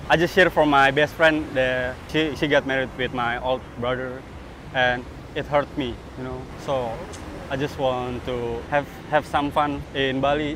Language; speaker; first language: English; non-native, learner; Indonesian